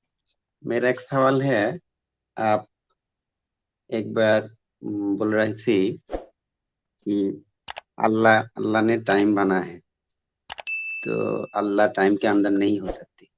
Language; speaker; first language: Hindi; non-native, learner; Bangla